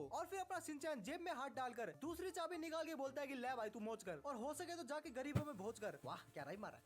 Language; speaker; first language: Hindi; early bilingual, other home language; Nepali